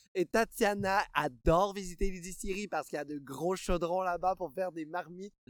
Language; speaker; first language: French; native; French